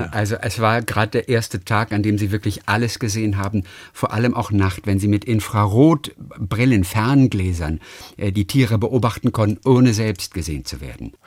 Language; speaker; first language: German; native; German